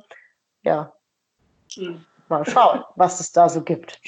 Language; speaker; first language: German; native; German